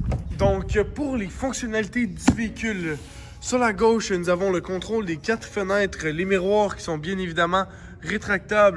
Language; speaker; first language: French; native; French